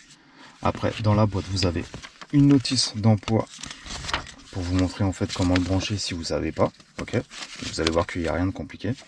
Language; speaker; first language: French; native; French